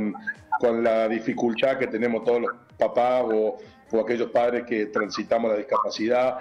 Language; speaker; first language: Spanish; native; Spanish